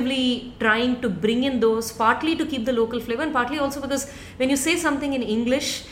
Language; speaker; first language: English; non-native, local second language; Tamil